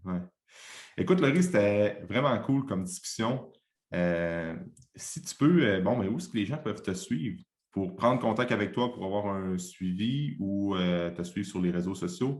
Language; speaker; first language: French; native; French